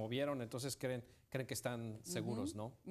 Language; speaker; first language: Spanish; native; Spanish